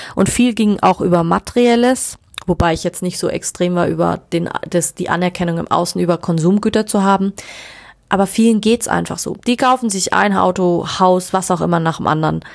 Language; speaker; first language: German; native; German